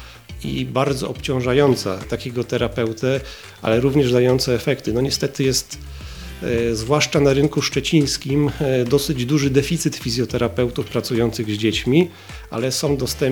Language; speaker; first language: Polish; native; Polish